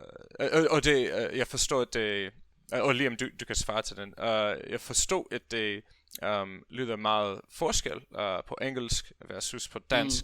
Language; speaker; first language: Danish; non-native, learner; English